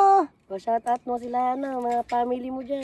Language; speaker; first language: Filipino; native; Filipino